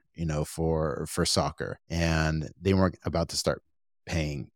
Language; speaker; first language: English; early bilingual, other home language; Spanish